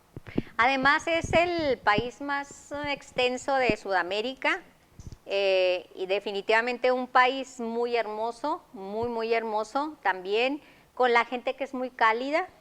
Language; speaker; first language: Spanish; native; Spanish